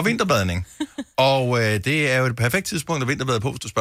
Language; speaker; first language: Danish; native; Danish